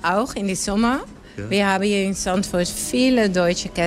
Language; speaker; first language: German; non-native, learner; Dutch